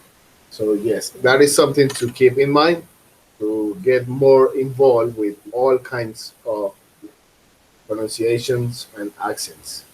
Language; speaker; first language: English; non-native, fluent; Spanish